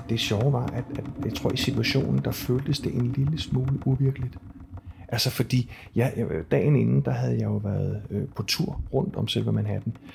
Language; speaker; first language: Danish; native; Danish